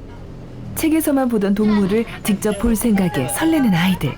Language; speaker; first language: Korean; native; Korean